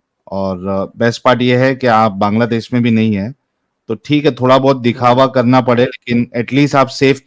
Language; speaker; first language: Hindi; native; Hindi